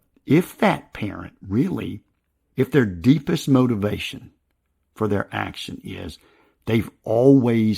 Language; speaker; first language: English; native; English